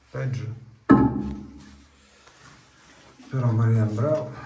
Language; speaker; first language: Italian; non-native, learner; Russian